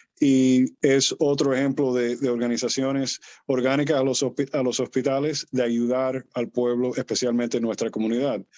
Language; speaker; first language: Spanish; early bilingual, heritage; Spanish